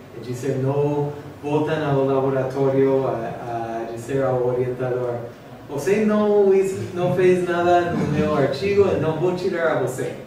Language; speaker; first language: Portuguese; non-native, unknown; English